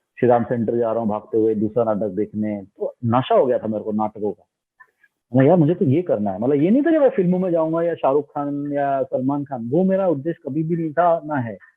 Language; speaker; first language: Hindi; non-native, local second language; Bangla